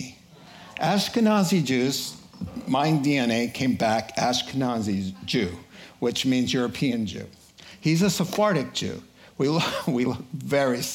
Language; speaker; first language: English; native; English